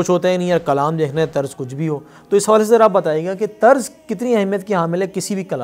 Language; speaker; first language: Urdu; native; Urdu